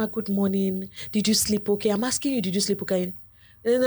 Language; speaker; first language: English; non-native, local second language; Igbo